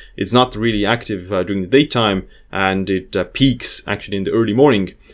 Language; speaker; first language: English; non-native, fluent; Estonian